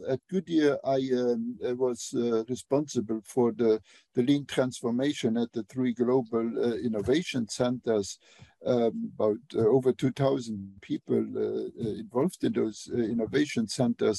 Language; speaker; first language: English; non-native, fluent; Luxembourgish